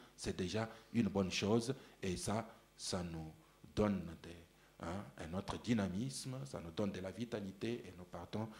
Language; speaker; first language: French; non-native, local second language; Luba-Lulua